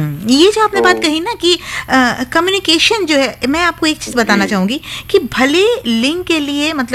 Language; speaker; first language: Hindi; native; Hindi